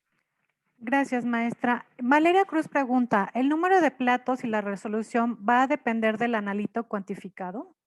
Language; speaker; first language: Spanish; native; Spanish